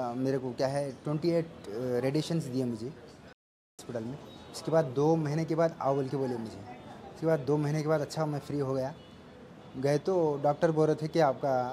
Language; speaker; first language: Hindi; non-native, local second language; Urdu